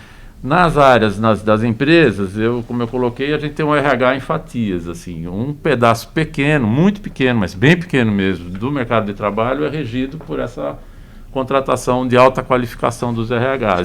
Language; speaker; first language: Portuguese; native; Portuguese